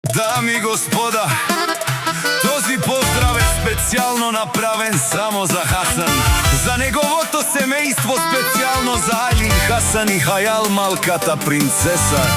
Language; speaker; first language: Bulgarian; non-native, local second language; Romany